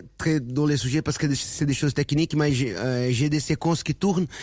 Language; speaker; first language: French; non-native, fluent; Portuguese